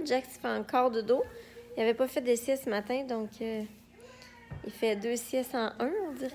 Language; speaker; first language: French; native; French